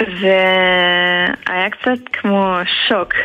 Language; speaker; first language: Hebrew; early bilingual, heritage; Hebrew